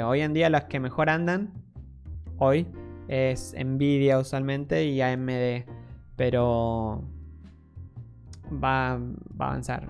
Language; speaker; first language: Spanish; native; Spanish